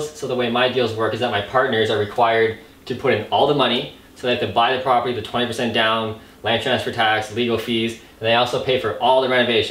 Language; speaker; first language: English; native; English